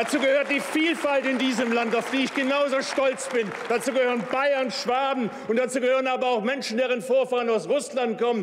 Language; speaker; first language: German; native; German